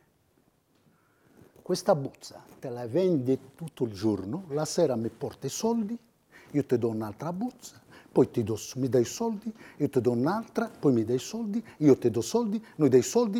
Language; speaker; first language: Italian; non-native, fluent; Riffian